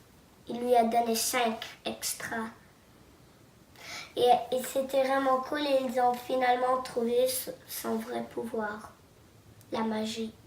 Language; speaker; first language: French; non-native, local second language; English